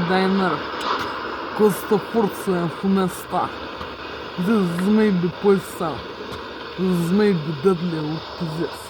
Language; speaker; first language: English; non-native, learner; Russian